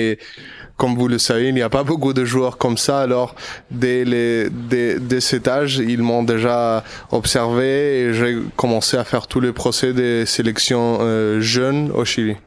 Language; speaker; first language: French; non-native, fluent; Spanish